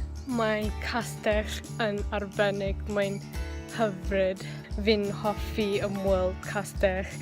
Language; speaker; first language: Welsh; non-native, learner; Malay